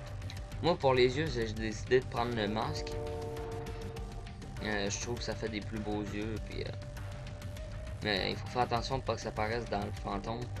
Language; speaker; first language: French; native; French